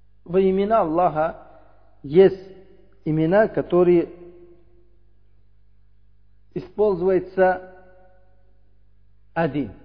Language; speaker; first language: Russian; non-native, learner; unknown